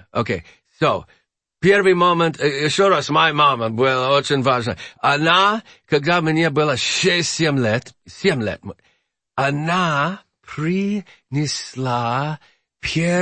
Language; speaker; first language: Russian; non-native, learner; English